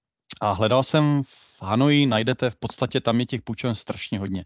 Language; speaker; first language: Czech; native; Czech